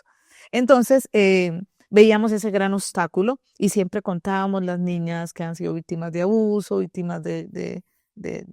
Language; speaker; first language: Spanish; native; Spanish